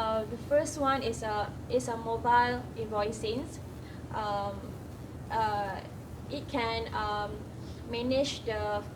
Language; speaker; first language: English; non-native, learner; Malay